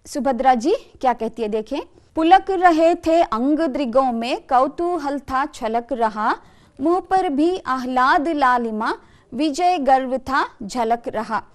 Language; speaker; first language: Hindi; non-native, local second language; Kannada